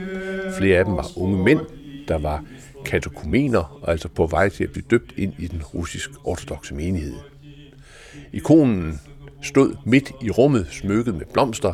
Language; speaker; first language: Danish; native; Danish